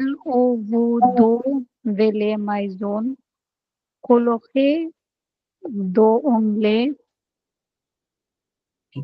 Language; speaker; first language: French; non-native, learner; Bangla